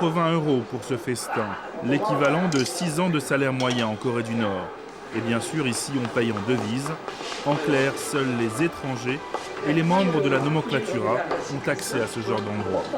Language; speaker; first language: French; native; French